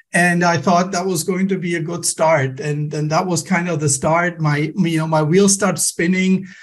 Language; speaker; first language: English; non-native, fluent; German